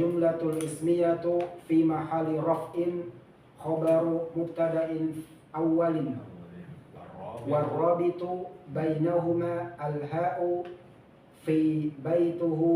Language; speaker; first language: Arabic; non-native, learner; Indonesian